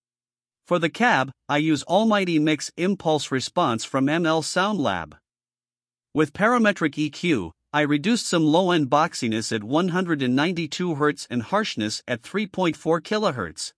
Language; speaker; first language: English; non-native, fluent; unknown